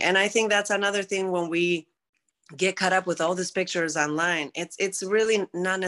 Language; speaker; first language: English; non-native, fluent; Greek